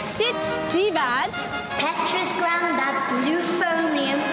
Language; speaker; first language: English; native; English